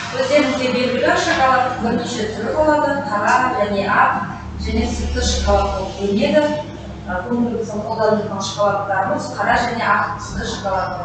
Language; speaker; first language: Kazakh; native; Kazakh